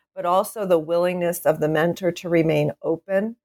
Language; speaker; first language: English; native; English